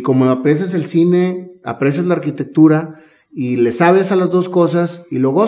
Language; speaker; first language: Spanish; native; Spanish